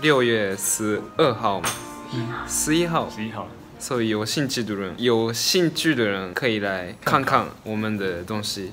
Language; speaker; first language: Chinese; non-native, fluent; Japanese